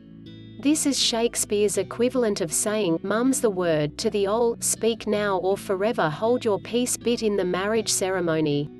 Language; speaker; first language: English; native; English